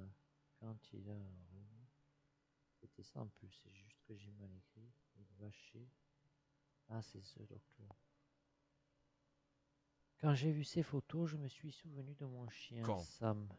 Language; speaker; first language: French; non-native, learner; English